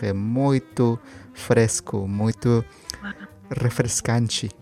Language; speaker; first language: Portuguese; non-native, learner; Spanish